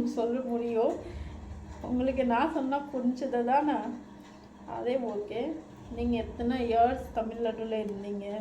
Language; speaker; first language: Tamil; non-native, learner; Hindi